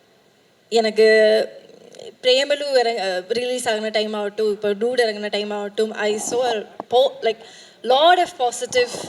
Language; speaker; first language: Tamil; native; Tamil